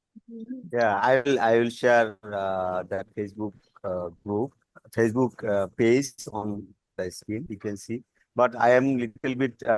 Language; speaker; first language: English; non-native, learner; Bangla